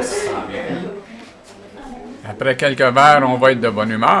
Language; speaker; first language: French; native; French